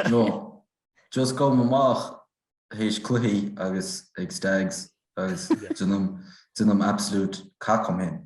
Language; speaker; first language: Irish; native; Irish